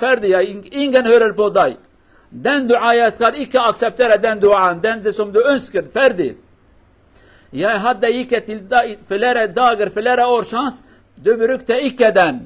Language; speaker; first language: Swedish; non-native, learner; Kurdish